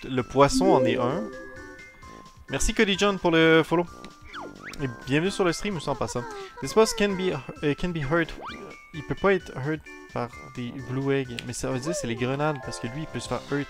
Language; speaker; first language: French; native; French